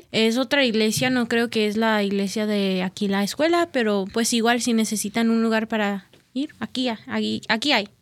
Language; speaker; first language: Spanish; early bilingual, heritage; Spanish